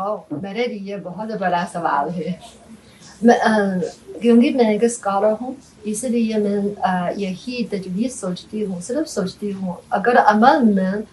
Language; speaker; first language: Hindi; non-native, fluent; Chinese